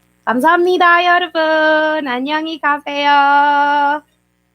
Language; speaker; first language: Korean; non-native, learner; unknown